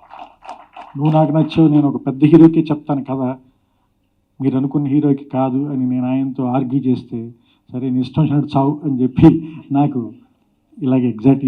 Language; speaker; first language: Telugu; native; Telugu